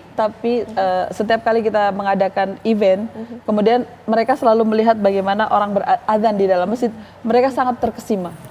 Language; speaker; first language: Indonesian; native; Indonesian